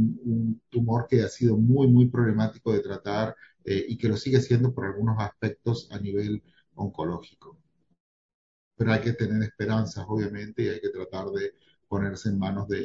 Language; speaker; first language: Spanish; native; Spanish